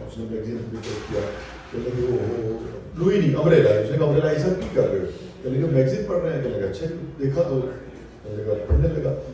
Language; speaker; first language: Urdu; non-native, local second language; Punjabi